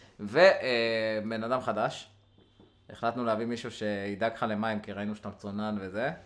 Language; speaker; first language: Hebrew; native; Hebrew